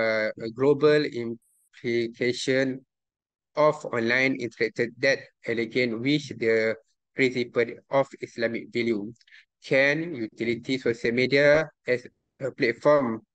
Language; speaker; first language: English; non-native, local second language; Malay